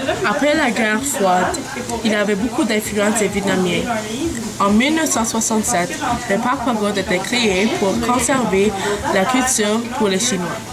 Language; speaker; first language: French; non-native, local second language; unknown